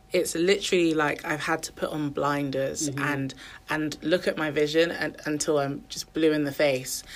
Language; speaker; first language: English; native; English